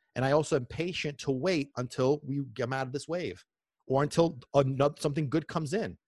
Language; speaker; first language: English; non-native, fluent; Italian